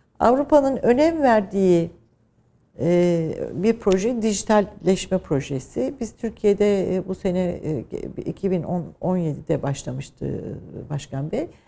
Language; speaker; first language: Turkish; native; Turkish